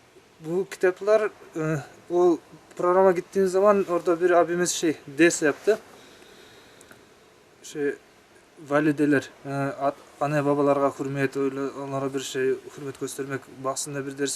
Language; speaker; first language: Turkish; non-native, learner; Kyrgyz